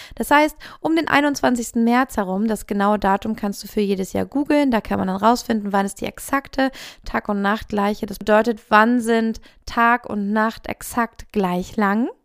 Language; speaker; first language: German; native; German